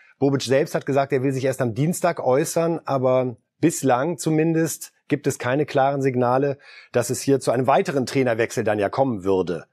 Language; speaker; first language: German; native; German